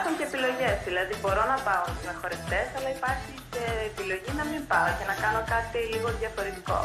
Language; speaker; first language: Greek; early bilingual, heritage; Greek